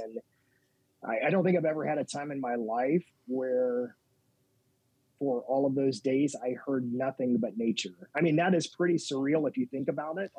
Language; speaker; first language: English; native; English